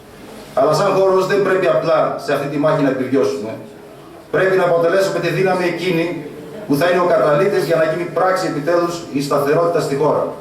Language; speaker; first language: Greek; native; Greek